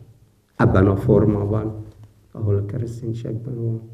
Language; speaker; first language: Hungarian; non-native, fluent; Arabic